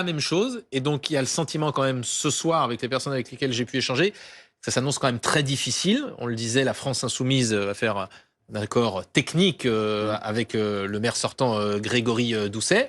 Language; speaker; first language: French; native; French